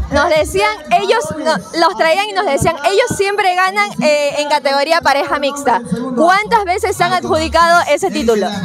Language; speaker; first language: Spanish; native; Spanish